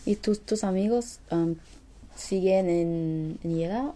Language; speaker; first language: Spanish; non-native, learner; English